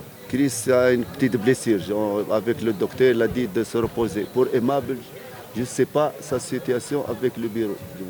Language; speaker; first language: French; non-native, local second language; Arabic